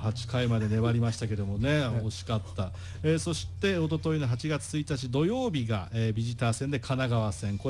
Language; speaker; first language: Japanese; native; Japanese